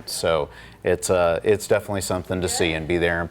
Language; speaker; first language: English; native; English